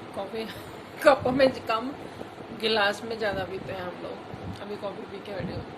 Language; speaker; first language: Hindi; non-native, local second language; Punjabi